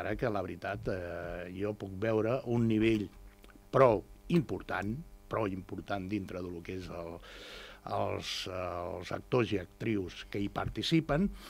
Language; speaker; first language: Catalan; non-native, local second language; Spanish